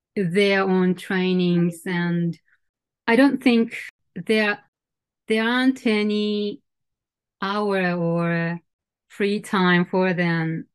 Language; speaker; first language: English; non-native, fluent; Japanese